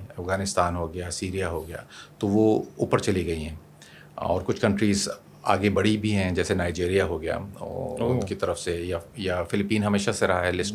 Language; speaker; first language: Urdu; native; Urdu